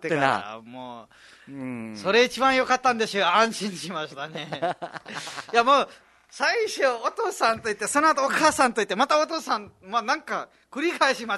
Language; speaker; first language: Japanese; non-native, fluent; Nepali